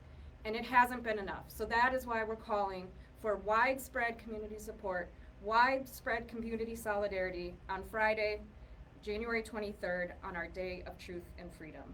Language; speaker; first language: English; native; English